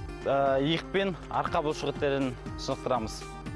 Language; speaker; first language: Kazakh; native; Kazakh